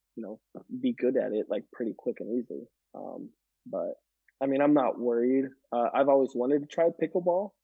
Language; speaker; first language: English; native; English